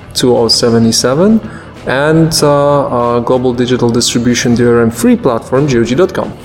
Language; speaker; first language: English; non-native, fluent; Polish